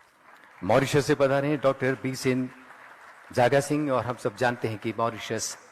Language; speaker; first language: Hindi; native; Hindi